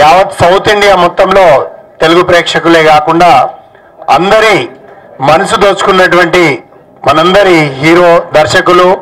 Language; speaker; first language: Telugu; native; Telugu